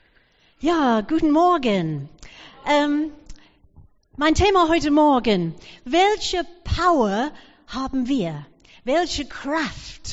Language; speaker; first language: German; non-native, fluent; English